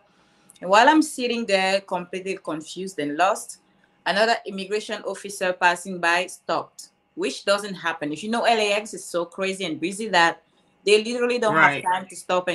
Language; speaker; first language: English; non-native, local second language; French